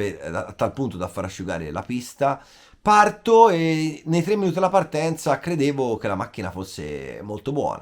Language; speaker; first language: Italian; native; Italian